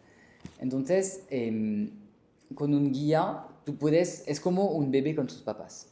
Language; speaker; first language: Spanish; non-native, fluent; French